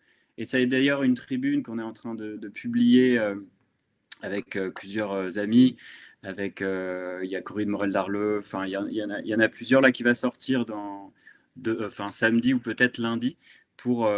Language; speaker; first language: French; native; French